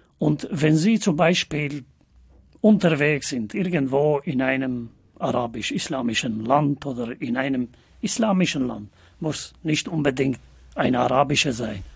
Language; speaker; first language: German; non-native, fluent; Albanian